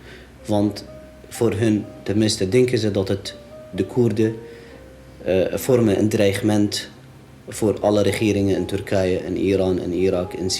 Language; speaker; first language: Dutch; non-native, fluent; Kurdish